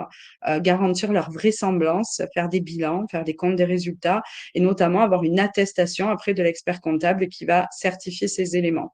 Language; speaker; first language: French; native; French